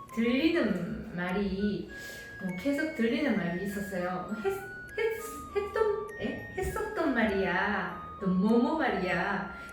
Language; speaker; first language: Korean; non-native, fluent; Japanese